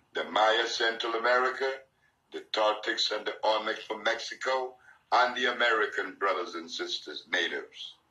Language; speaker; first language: English; non-native, fluent; Spanish